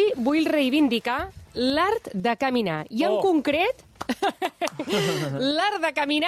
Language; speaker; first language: Catalan; native; Catalan